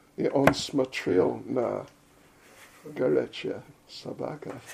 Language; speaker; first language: Russian; non-native, learner; English